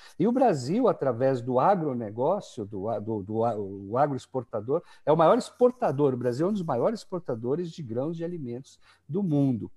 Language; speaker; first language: Portuguese; native; Portuguese